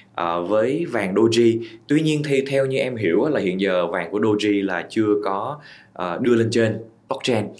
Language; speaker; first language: Vietnamese; native; Vietnamese